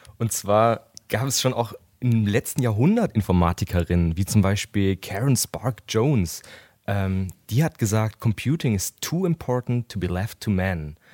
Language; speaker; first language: German; native; German